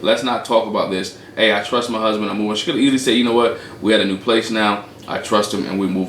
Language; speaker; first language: English; native; English